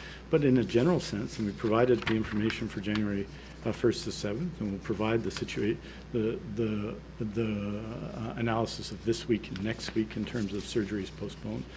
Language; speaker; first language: English; native; English